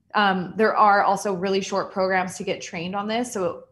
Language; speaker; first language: English; native; English